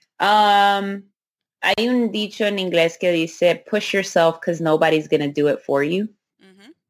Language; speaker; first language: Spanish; early bilingual, heritage; Spanish